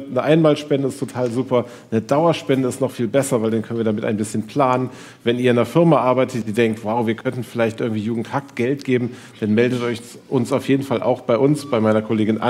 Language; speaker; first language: German; native; German